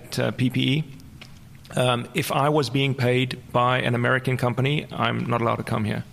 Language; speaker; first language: English; native; English